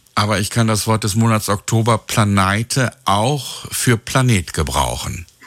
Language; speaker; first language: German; native; German